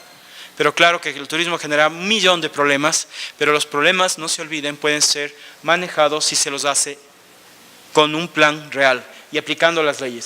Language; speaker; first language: Spanish; native; Spanish